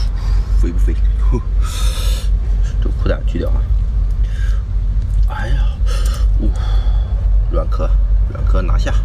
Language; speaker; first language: Chinese; native; Chinese